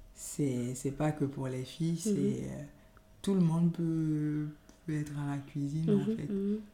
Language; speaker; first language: French; non-native, local second language; Yoruba